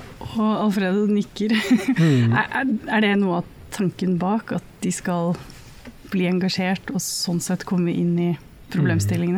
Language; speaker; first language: Norwegian; native; Norwegian